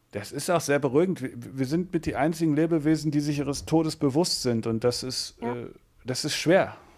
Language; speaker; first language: German; native; German